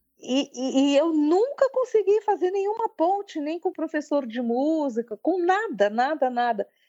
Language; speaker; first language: Portuguese; early bilingual, other home language; French